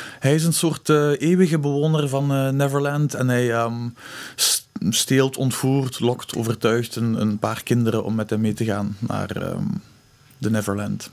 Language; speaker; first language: Dutch; native; Dutch